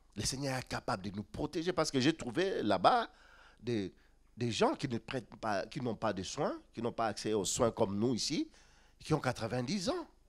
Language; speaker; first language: French; non-native, local second language; Lingala